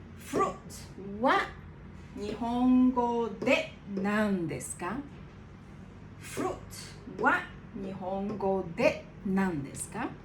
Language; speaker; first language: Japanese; non-native, fluent; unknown